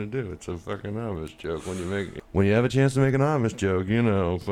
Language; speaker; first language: English; native; English